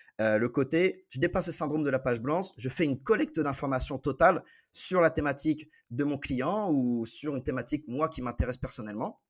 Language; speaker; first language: French; native; French